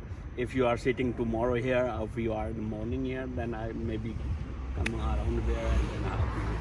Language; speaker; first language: English; non-native, learner; Urdu